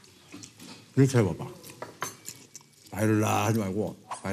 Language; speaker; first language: Korean; native; Korean